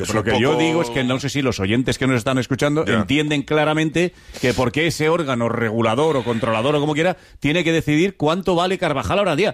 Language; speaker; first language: Spanish; native; Spanish